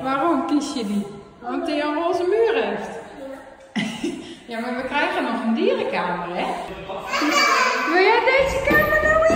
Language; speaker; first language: Dutch; native; Dutch